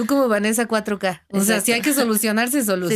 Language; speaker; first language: Spanish; native; Spanish